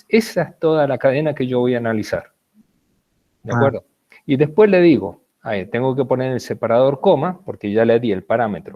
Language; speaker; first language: Spanish; native; Spanish